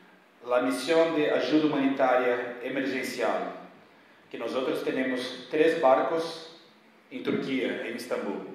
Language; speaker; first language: Spanish; non-native, fluent; Portuguese